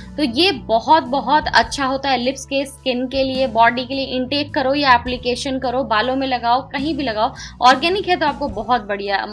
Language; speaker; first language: Hindi; native; Hindi